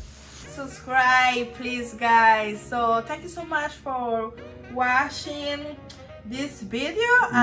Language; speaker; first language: English; non-native, learner; Spanish